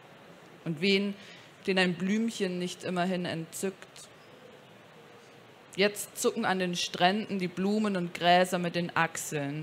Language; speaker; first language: German; native; German